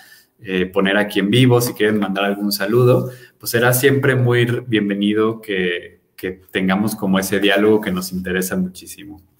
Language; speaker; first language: Spanish; native; Spanish